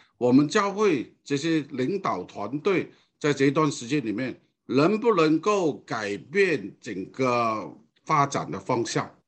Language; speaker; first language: Chinese; non-native, fluent; Cantonese